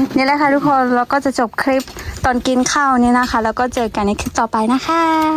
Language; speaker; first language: Thai; non-native, local second language; Karen languages